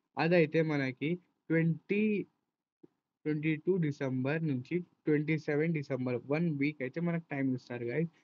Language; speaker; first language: Telugu; non-native, local second language; Urdu